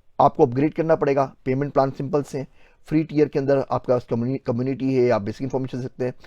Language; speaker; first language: Urdu; native; Urdu